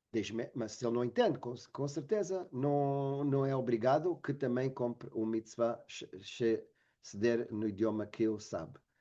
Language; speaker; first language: Portuguese; non-native, fluent; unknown